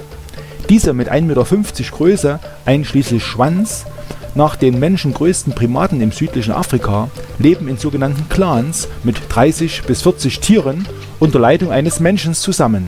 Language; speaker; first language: German; native; German